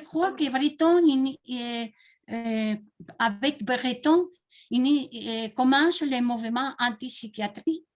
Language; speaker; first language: French; non-native, learner; Spanish